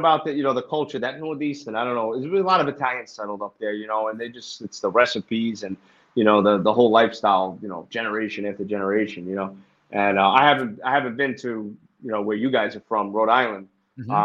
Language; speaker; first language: English; native; English